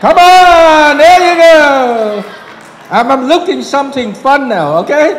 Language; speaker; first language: English; non-native, fluent; Vietnamese